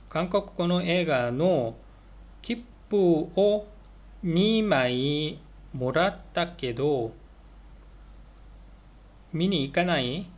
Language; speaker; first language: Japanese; non-native, learner; Korean